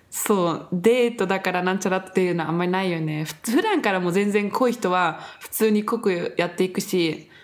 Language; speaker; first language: Japanese; early bilingual, heritage; Japanese